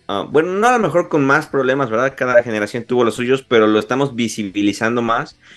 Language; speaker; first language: Spanish; native; Spanish